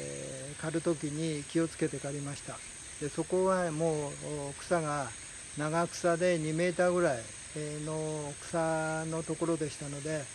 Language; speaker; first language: Japanese; native; Japanese